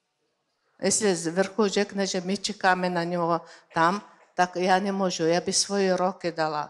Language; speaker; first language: Czech; non-native, learner; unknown